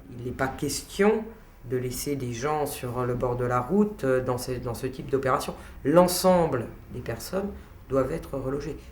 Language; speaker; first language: French; native; French